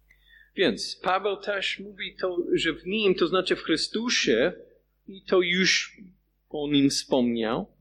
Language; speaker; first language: Polish; non-native, fluent; English